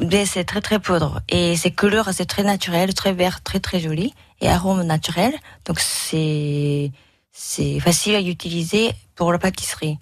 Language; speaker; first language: French; non-native, learner; Japanese